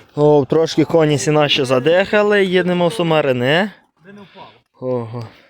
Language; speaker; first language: Ukrainian; native; Ukrainian